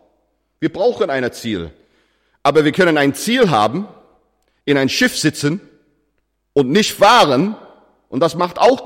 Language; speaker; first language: German; non-native, fluent; English